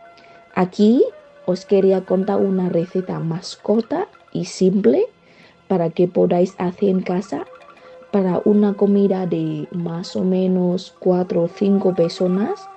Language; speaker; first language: Spanish; non-native, fluent; Vietnamese